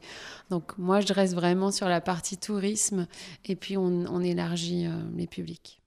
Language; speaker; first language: French; native; French